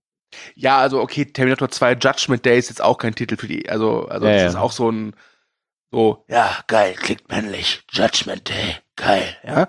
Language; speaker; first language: German; native; German